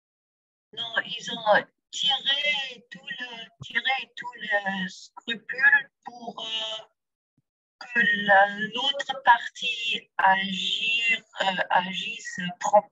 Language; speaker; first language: French; non-native, learner; German